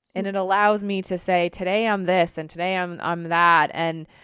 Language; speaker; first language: English; native; English